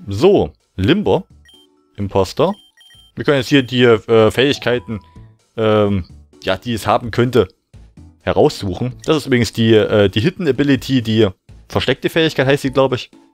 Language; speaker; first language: German; native; German